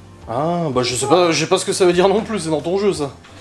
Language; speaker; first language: French; native; French